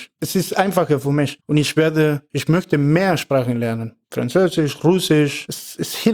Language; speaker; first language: German; non-native, fluent; Spanish